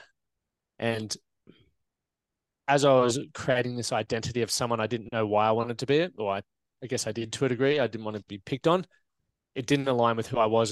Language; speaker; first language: English; native; English